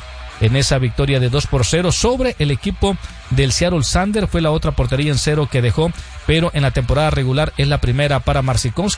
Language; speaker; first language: Spanish; native; Spanish